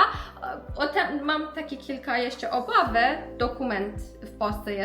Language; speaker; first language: Polish; non-native, learner; Persian